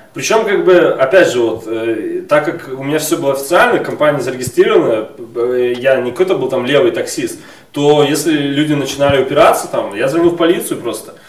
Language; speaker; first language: Russian; native; Russian